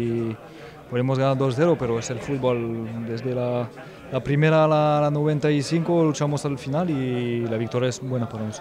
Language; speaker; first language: Spanish; non-native, fluent; French